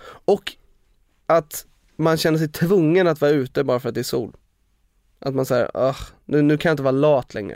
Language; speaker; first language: Swedish; native; Swedish